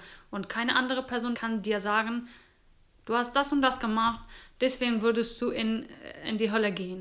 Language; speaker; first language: German; non-native, fluent; Persian